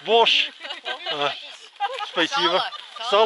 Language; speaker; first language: Russian; non-native, fluent; English